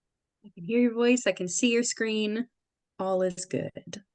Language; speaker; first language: English; native; English